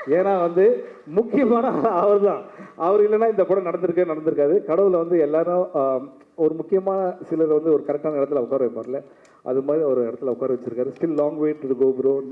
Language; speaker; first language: Tamil; native; Tamil